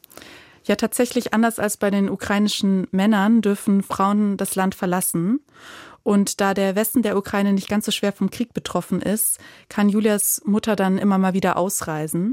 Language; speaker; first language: German; native; German